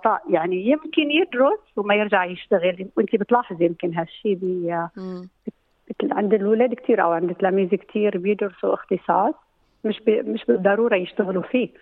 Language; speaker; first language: Arabic; native; Arabic